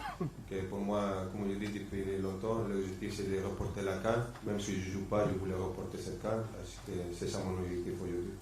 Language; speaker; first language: French; non-native, fluent; Spanish